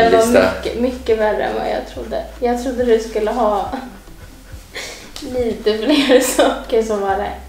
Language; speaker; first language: Swedish; native; Swedish